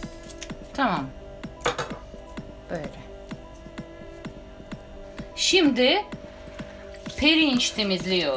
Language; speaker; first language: Turkish; non-native, learner; Russian